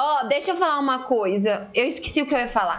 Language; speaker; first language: Portuguese; native; Portuguese